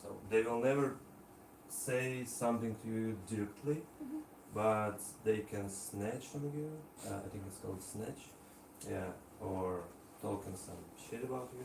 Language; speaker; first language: English; non-native, learner; Russian